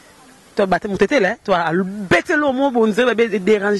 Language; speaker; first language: French; non-native, local second language; Lingala